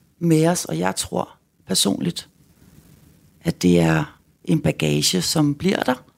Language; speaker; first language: Danish; native; Danish